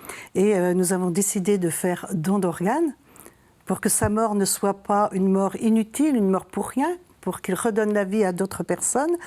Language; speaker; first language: French; native; French